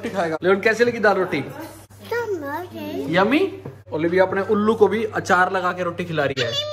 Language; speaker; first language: Hindi; native; Hindi